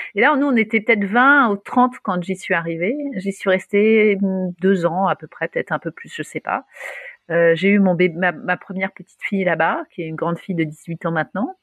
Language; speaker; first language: French; native; French